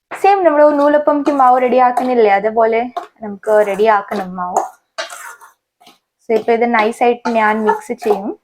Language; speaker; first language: Malayalam; non-native, fluent; Hindi